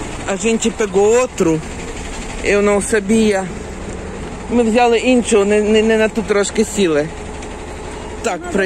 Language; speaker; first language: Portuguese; non-native, fluent; Ukrainian